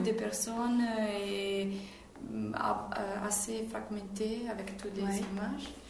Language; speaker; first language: French; non-native, fluent; Italian